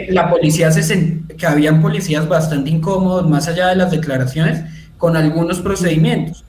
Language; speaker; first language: Spanish; native; Spanish